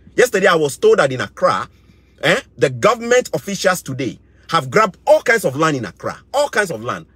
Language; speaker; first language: English; non-native, local second language; Akan